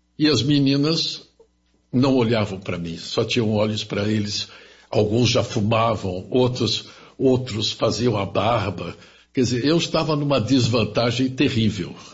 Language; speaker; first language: Portuguese; early bilingual, other home language; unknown